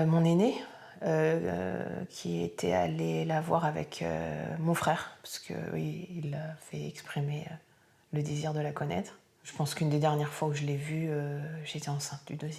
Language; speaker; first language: French; native; French